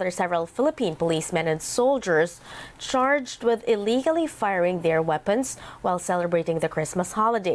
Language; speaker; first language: English; non-native, local second language; Filipino